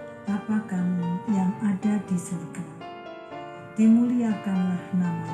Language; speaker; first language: Indonesian; native; Indonesian